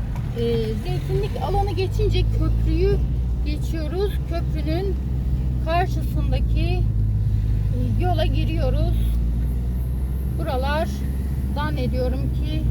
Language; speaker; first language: Turkish; native; Turkish